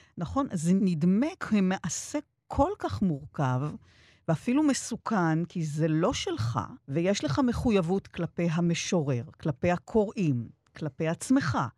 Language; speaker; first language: Hebrew; native; Hebrew